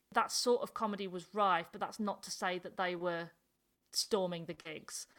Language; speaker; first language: English; native; English